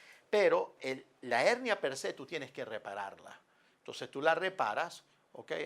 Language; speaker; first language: Spanish; native; Spanish